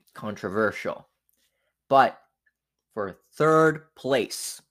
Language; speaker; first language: English; non-native, fluent; Spanish